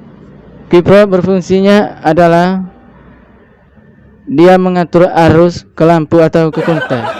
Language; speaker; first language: Indonesian; non-native, local second language; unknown